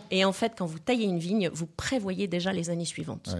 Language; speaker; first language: French; native; French